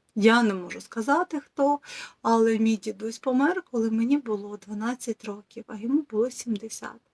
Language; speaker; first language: Ukrainian; native; Ukrainian